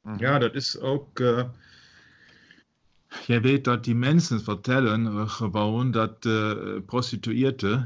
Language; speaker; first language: Dutch; non-native, fluent; German